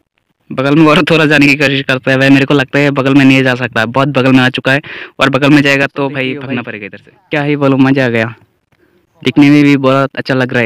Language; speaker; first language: Hindi; non-native, local second language; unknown